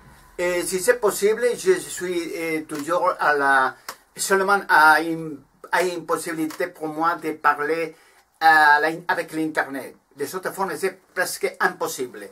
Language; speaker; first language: French; non-native, learner; Spanish